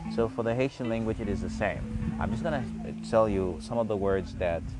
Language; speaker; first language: English; non-native, fluent; Haitian Creole